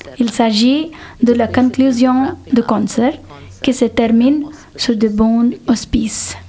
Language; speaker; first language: French; non-native, fluent; Telugu